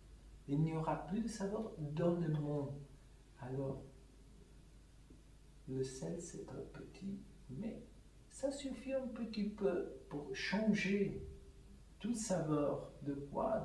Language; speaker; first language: French; non-native, fluent; Italian